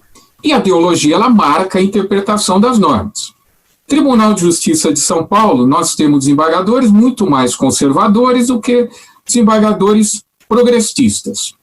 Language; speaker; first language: Portuguese; native; Portuguese